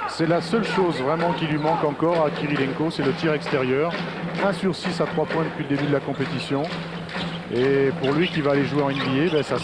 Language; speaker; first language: French; native; French